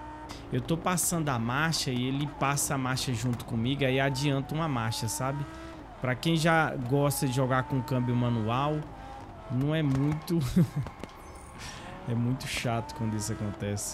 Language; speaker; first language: Portuguese; native; Portuguese